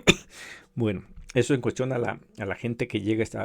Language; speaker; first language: Spanish; native; Spanish